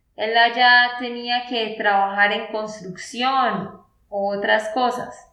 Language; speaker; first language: Spanish; native; Spanish